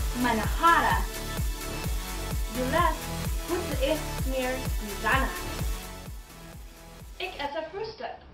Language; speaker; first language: German; non-native, learner; English